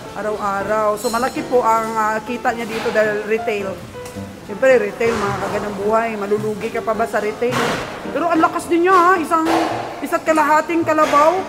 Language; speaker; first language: Filipino; non-native, local second language; Cebuano